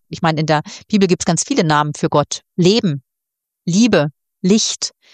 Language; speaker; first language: German; native; German